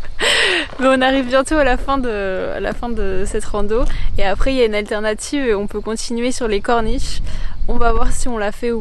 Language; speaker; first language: French; native; French